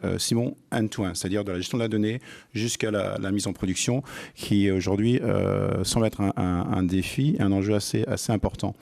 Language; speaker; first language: French; native; French